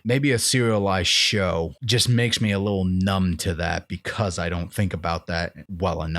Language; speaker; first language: English; native; English